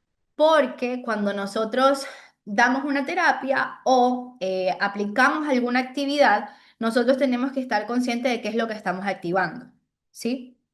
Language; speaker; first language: Spanish; native; Spanish